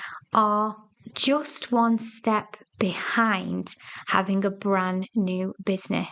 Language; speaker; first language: English; native; English